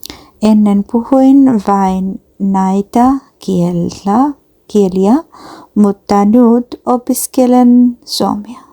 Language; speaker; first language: Finnish; non-native, learner; Bangla